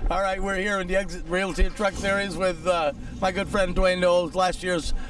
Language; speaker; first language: English; native; English